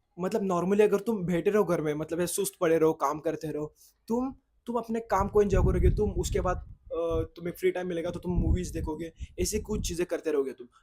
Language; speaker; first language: Hindi; non-native, local second language; Marathi